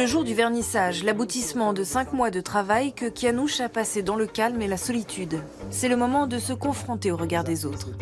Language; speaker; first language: French; native; French